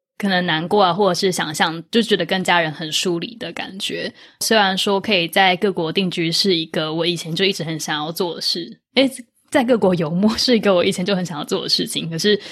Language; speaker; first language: Chinese; native; Chinese